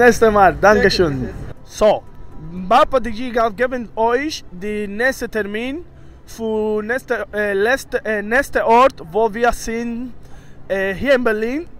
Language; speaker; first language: German; non-native, learner; Italian